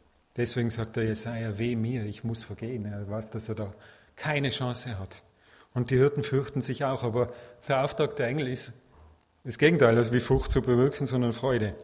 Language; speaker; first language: German; native; German